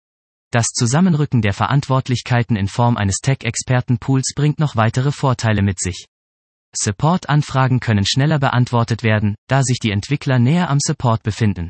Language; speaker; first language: German; native; German